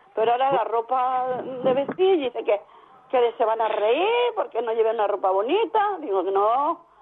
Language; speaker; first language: Spanish; native; Spanish